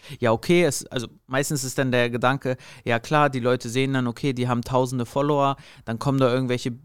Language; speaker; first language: German; native; German